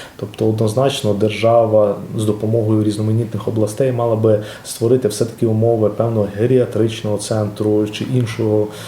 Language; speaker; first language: Ukrainian; native; Ukrainian